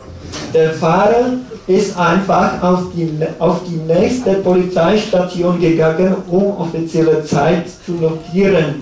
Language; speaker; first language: German; non-native, learner; Czech